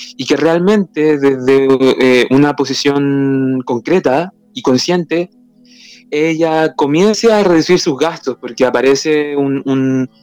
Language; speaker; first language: Spanish; native; Spanish